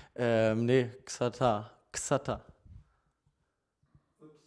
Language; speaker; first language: German; native; German